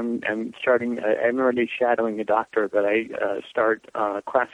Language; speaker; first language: English; native; English